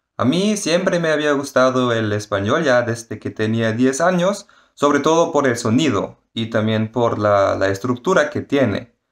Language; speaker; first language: Spanish; non-native, fluent; German